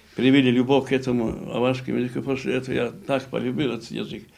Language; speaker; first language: Russian; non-native, local second language; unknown